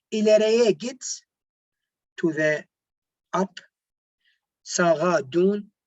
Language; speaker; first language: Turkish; non-native, learner; Arabic